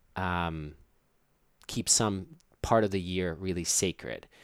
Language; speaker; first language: English; non-native, fluent; Finnish